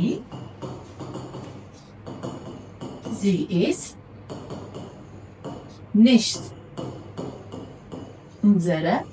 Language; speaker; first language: German; non-native, learner; Hindi